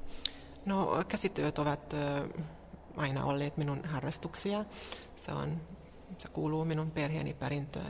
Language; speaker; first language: Finnish; non-native, fluent; Hungarian